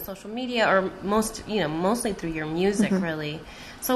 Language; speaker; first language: English; native; English